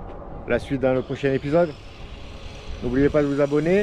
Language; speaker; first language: French; native; French